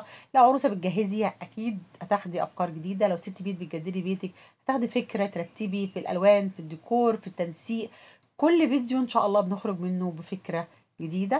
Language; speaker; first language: Arabic; native; Arabic